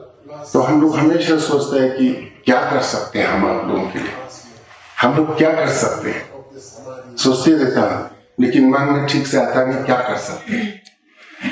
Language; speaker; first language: Hindi; non-native, local second language; Ladakhi